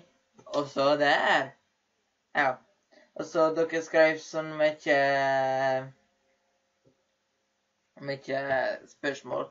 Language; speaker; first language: Norwegian; early bilingual, other home language; Polish